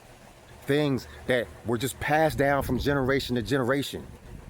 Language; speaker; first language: English; native; English